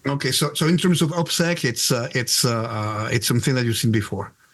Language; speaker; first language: English; non-native, fluent; French